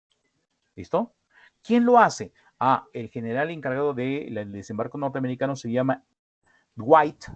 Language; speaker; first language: Spanish; native; Spanish